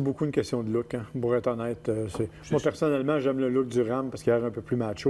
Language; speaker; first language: French; native; French